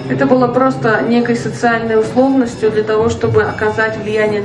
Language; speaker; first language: Russian; native; Russian